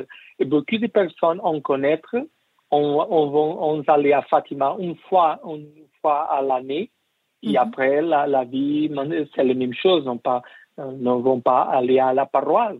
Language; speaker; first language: French; non-native, learner; Portuguese